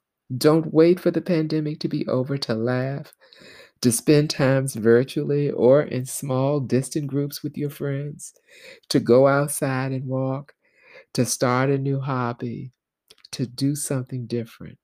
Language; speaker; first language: English; native; English